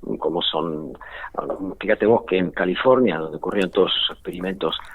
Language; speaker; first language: Spanish; native; Spanish